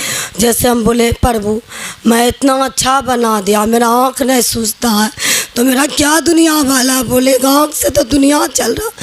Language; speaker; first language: Hindi; non-native, local second language; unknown